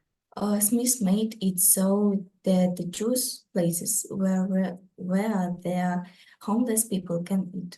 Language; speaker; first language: English; non-native, learner; Ukrainian